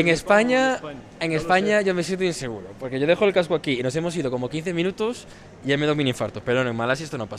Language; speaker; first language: Spanish; native; Spanish